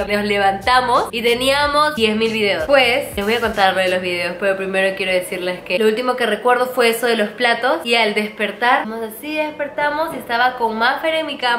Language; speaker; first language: Spanish; native; Spanish